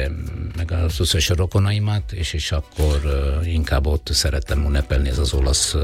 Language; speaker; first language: Hungarian; non-native, fluent; Italian